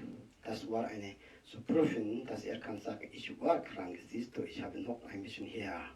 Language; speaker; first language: German; non-native, learner; Tibetan